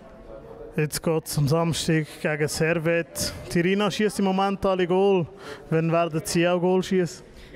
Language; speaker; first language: German; native; German